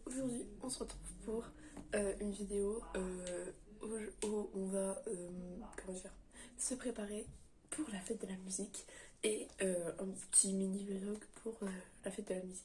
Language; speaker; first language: French; native; French